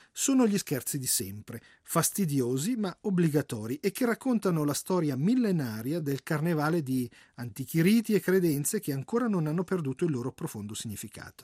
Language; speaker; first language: Italian; native; Italian